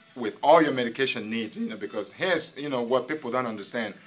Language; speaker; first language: English; non-native, local second language; Igbo